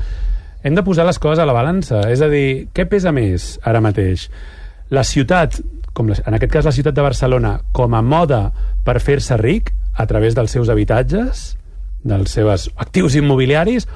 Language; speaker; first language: Catalan; native; Catalan